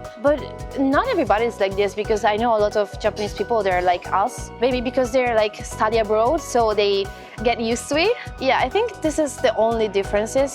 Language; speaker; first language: English; non-native, fluent; Italian